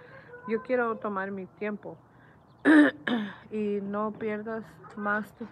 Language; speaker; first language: Spanish; early bilingual, heritage; Spanish